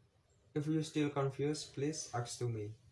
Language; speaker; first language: English; non-native, learner; Indonesian